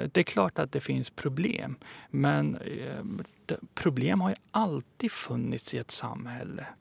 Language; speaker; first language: Swedish; early bilingual, other home language; Persian